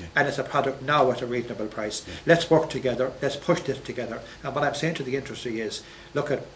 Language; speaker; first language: English; native; English